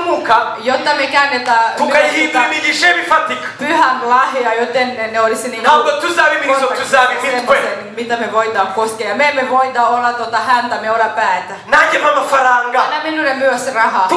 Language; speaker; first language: Finnish; non-native, fluent; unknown